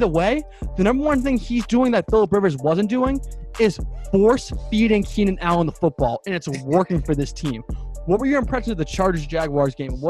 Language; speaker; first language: English; native; English